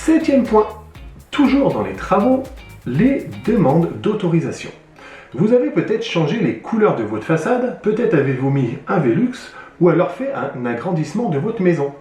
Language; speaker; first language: French; native; French